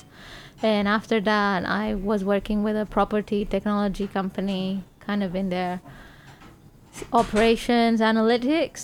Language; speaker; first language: English; non-native, fluent; Romanian